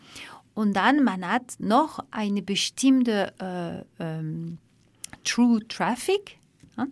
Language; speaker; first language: German; non-native, learner; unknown